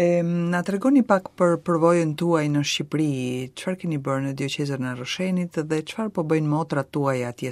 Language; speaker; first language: Albanian; non-native, learner; Slovak